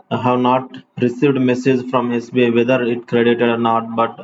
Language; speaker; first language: English; non-native, local second language; Telugu